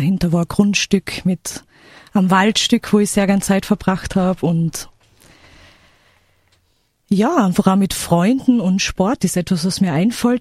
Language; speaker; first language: German; native; German